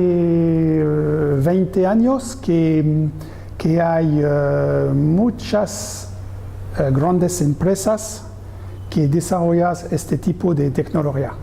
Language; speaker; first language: Spanish; non-native, learner; French